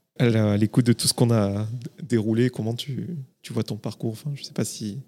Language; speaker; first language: French; native; French